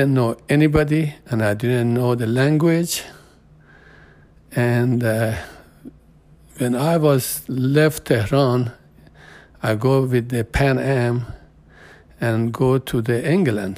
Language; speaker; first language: English; non-native, fluent; Persian